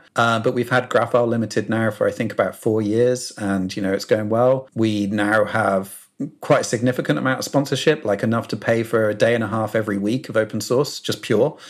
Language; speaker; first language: English; native; English